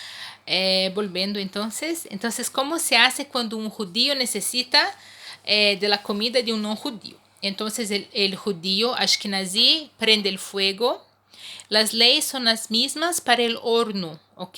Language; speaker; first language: Spanish; non-native, fluent; Portuguese